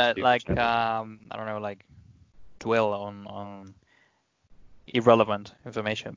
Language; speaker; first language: English; non-native, fluent; Spanish